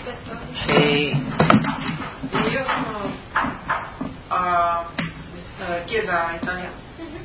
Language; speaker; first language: Italian; early bilingual, heritage; Italian